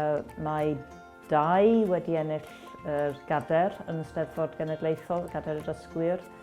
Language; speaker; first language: Welsh; non-native, fluent; English